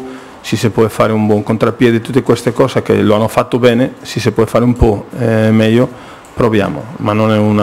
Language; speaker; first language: Italian; non-native, fluent; Spanish